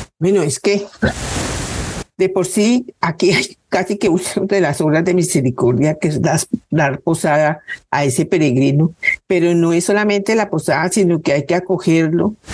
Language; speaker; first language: Spanish; native; Spanish